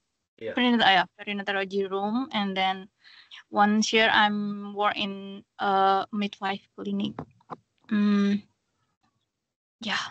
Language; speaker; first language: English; non-native, learner; Indonesian